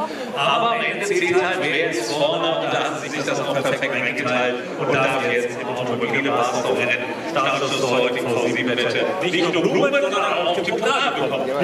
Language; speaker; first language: German; native; German